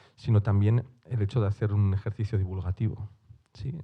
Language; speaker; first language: Spanish; non-native, local second language; Basque